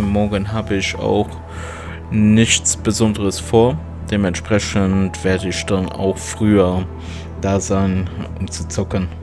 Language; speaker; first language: German; non-native, local second language; Luxembourgish